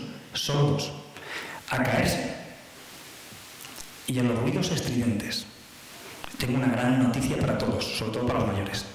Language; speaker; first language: Spanish; native; Spanish